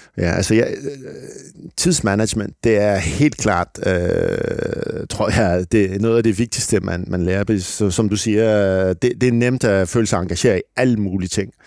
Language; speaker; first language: Danish; non-native, fluent; French